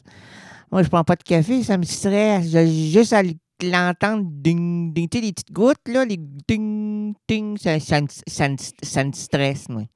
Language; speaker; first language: French; native; French